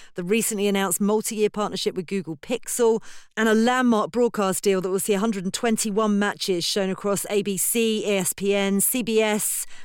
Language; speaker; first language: English; native; English